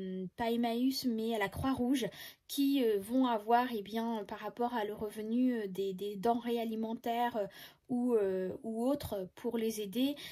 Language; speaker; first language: French; native; French